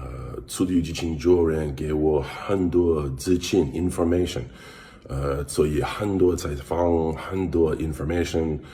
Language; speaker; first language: Chinese; non-native, learner; English